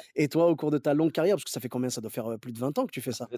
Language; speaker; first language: French; native; French